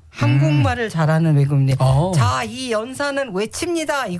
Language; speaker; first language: Korean; native; Korean